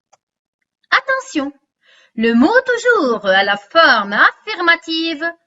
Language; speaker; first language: French; non-native, local second language; Arabic